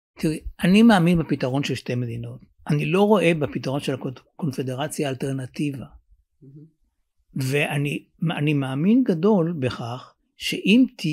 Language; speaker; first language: Hebrew; native; Hebrew